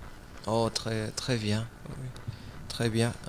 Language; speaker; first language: French; non-native, learner; Spanish